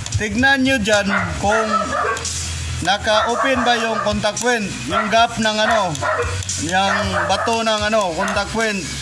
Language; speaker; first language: Filipino; non-native, local second language; Cebuano